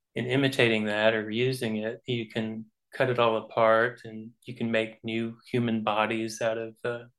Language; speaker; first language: English; native; English